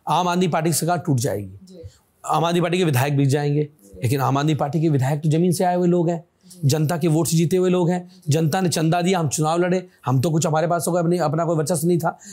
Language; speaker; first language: Hindi; native; Hindi